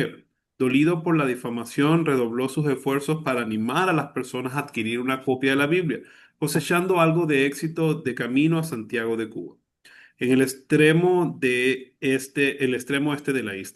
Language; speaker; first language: Spanish; native; Spanish